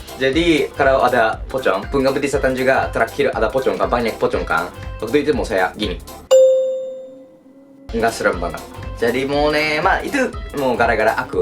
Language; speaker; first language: Indonesian; non-native, learner; Japanese